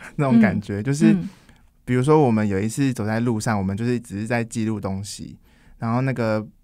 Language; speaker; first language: Chinese; native; Chinese